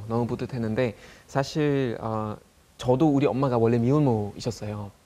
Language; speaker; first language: Korean; non-native, fluent; German